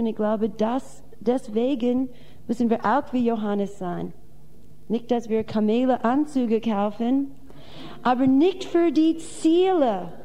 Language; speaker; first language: German; non-native, fluent; English